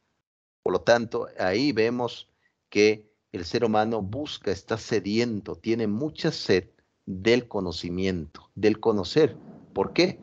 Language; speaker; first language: Spanish; native; Spanish